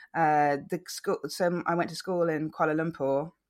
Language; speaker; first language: English; native; English